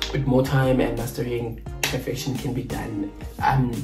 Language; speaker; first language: English; non-native, local second language; Zulu